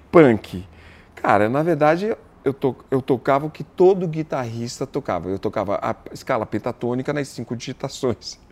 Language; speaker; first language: Portuguese; native; Portuguese